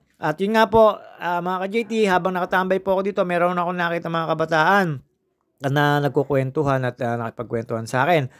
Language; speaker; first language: Filipino; native; Filipino